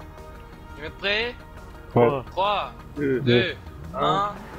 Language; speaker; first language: French; native; French